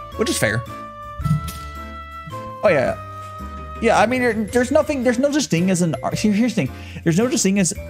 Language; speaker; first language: English; native; English